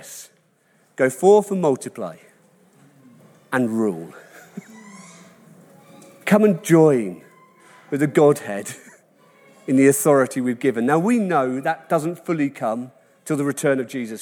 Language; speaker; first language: English; native; English